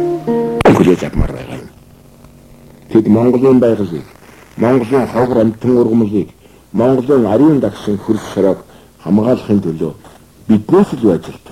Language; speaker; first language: Mongolian; native; Mongolian